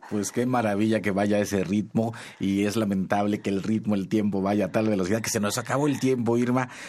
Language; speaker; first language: Spanish; non-native, local second language; Nahuatl languages